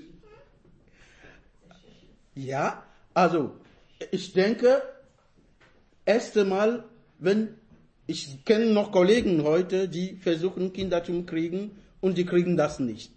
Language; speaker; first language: German; non-native, fluent; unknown